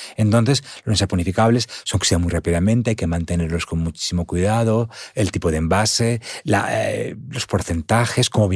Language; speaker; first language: Spanish; native; Spanish